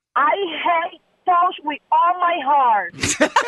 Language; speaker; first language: English; non-native, learner; Spanish